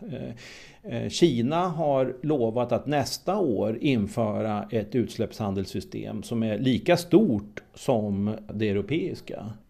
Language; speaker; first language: Swedish; native; Swedish